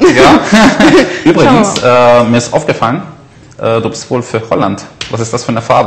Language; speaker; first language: German; native; German